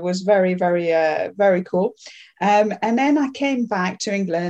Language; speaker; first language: English; non-native, fluent; French